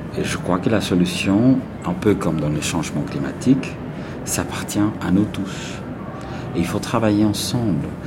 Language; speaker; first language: French; non-native, fluent; Spanish